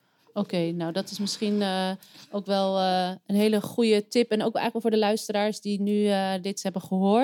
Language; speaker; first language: Dutch; native; Dutch